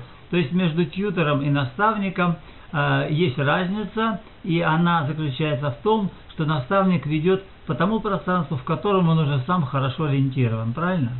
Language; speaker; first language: Russian; native; Russian